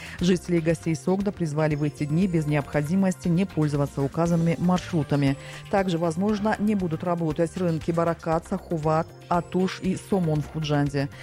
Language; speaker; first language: Russian; non-native, local second language; Tajik